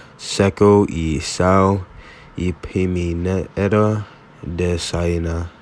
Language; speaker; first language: Spanish; non-native, learner; English